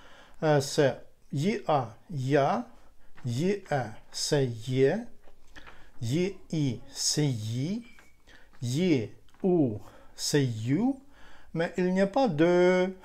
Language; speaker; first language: French; non-native, learner; Ukrainian